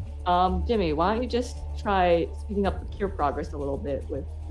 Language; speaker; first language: English; native; English